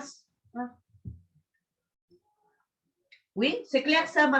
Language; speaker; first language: French; non-native, fluent; Spanish